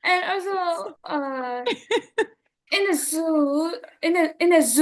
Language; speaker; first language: English; non-native, learner; Burmese